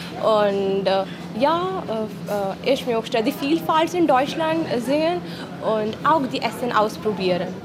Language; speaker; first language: German; non-native, learner; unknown